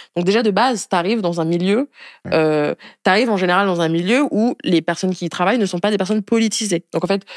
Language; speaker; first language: French; native; French